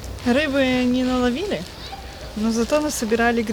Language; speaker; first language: Russian; native; Russian